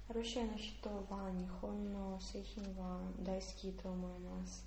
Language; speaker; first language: Japanese; non-native, learner; Russian